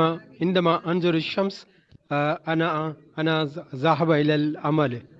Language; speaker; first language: Arabic; non-native, learner; Urdu